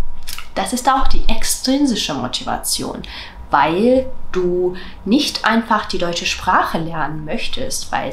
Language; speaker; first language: German; non-native, fluent; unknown